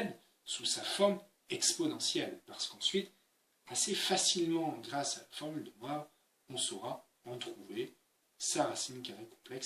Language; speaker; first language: French; native; French